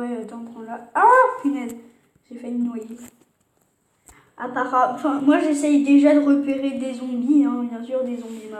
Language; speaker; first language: French; native; French